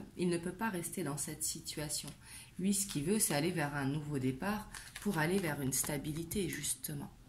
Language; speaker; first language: French; native; French